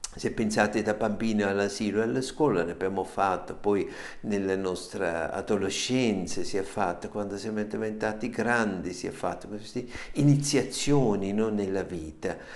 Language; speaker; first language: Italian; non-native, fluent; German